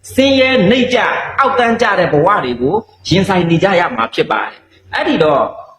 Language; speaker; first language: Burmese; native; Burmese